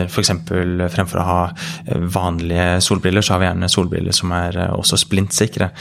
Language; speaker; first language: Norwegian; native; Norwegian